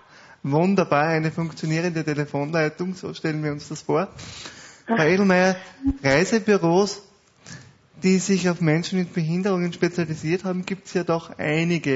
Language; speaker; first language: German; native; German